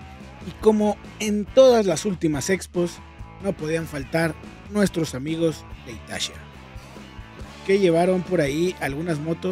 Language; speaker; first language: Spanish; native; Spanish